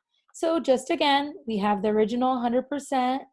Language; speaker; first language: English; native; English